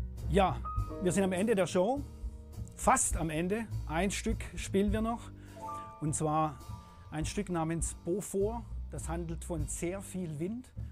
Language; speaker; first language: German; native; German